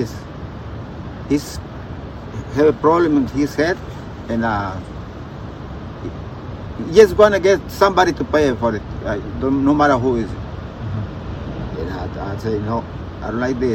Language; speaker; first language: English; non-native, learner; Spanish